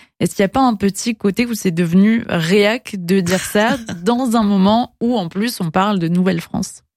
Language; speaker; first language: French; native; French